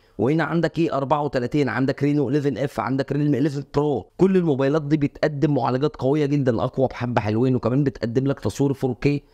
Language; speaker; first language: Arabic; native; Arabic